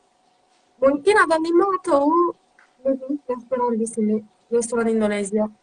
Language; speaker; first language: Indonesian; non-native, learner; Turkish